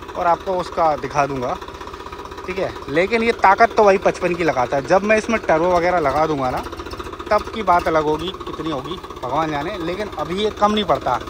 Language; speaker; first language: Hindi; native; Hindi